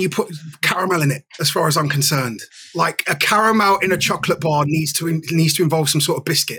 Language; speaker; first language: English; native; English